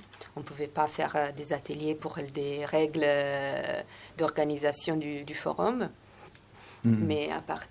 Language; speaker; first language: French; non-native, fluent; Italian